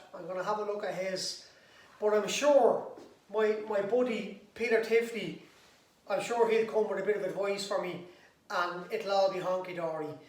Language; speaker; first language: English; native; English